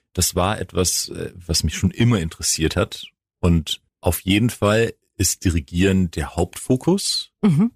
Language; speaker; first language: German; non-native, fluent; Greek